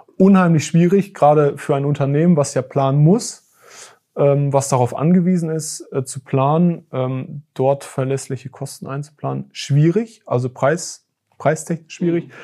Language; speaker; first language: German; native; German